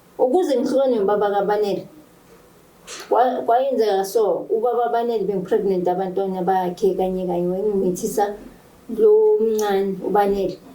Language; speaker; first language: Zulu; native; Zulu